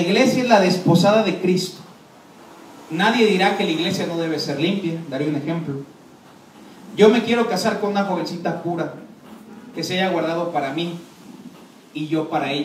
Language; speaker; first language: Spanish; native; Spanish